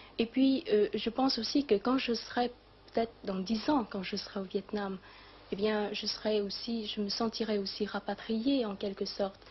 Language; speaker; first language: French; early bilingual, other home language; Vietnamese